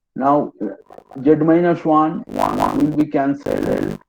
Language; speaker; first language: English; non-native, local second language; Bangla